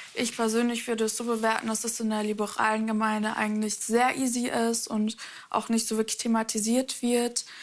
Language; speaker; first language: German; native; German